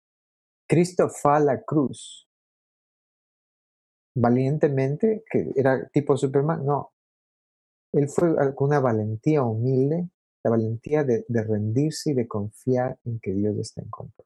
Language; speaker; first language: Spanish; native; Spanish